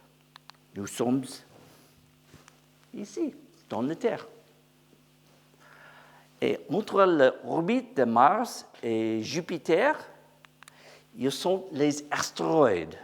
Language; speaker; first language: French; non-native, learner; English